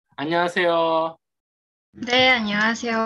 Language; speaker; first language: Korean; non-native, learner; Filipino